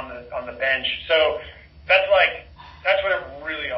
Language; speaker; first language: English; native; English